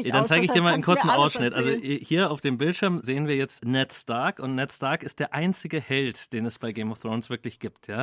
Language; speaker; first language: German; native; German